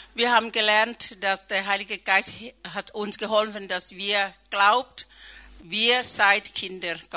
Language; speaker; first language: German; non-native, learner; Thai